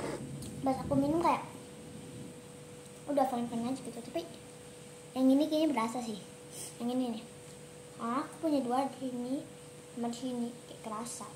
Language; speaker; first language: Indonesian; native; Indonesian